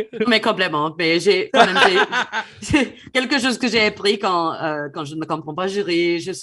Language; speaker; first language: French; non-native, fluent; English